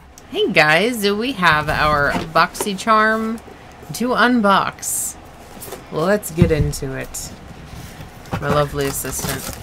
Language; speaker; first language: English; native; English